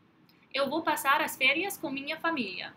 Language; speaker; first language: Portuguese; non-native, fluent; English